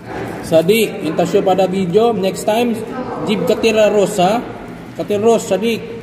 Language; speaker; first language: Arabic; non-native, learner; Filipino